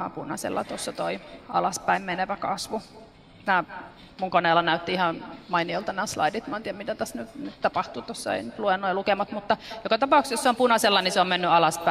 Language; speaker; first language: Finnish; native; Finnish